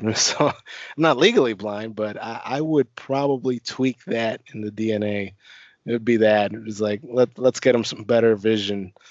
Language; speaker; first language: English; native; English